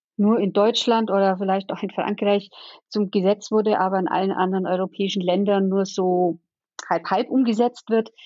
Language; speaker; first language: German; native; German